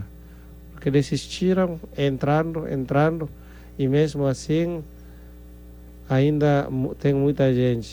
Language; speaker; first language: Portuguese; non-native, fluent; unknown